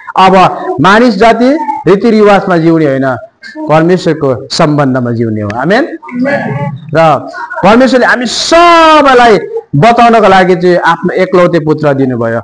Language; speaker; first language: Nepali; native; Nepali